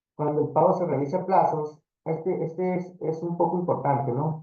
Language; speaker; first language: Spanish; native; Spanish